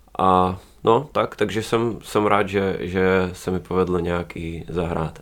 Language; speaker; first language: Czech; non-native, fluent; Russian